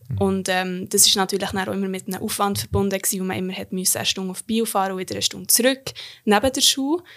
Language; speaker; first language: German; native; German